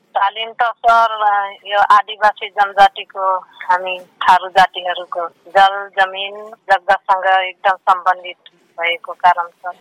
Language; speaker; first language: Nepali; non-native, local second language; Dangaura Tharu